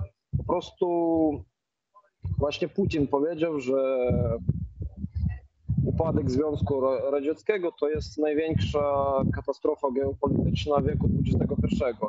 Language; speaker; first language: Polish; non-native, fluent; Ukrainian